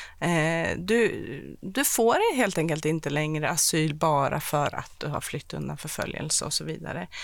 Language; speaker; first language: Swedish; early bilingual, other home language; Persian